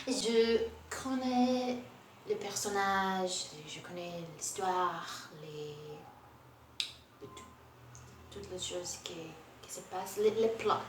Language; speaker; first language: French; non-native, learner; Portuguese